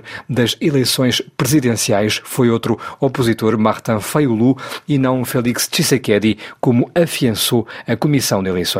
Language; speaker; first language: Portuguese; native; Portuguese